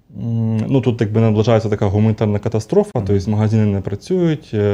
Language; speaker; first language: Ukrainian; native; Ukrainian